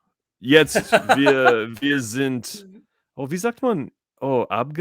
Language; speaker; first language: German; non-native, learner; English